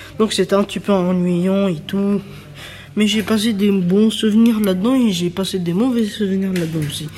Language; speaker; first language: French; non-native, learner; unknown